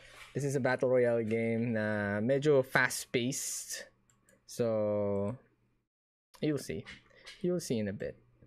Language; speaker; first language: English; non-native, local second language; Filipino